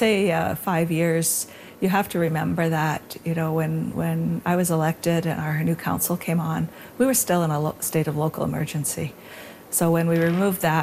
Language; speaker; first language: English; native; English